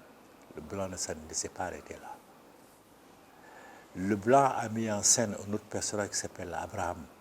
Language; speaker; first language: French; non-native, local second language; Bambara